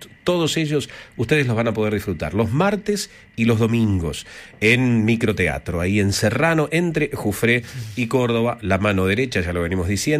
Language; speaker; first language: Spanish; native; Spanish